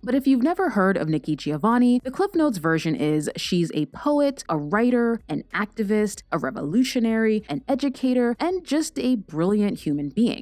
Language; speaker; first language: English; native; English